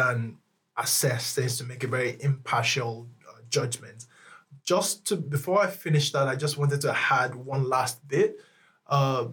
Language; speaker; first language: English; non-native, local second language; Yoruba